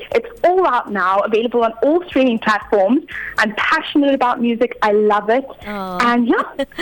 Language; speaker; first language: English; native; English